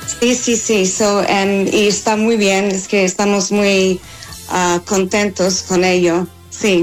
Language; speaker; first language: Spanish; non-native, fluent; English